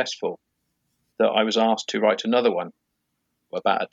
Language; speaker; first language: English; native; English